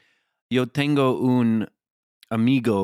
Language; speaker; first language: Spanish; non-native, learner; English